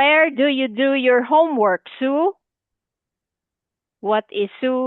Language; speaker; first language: English; non-native, fluent; Filipino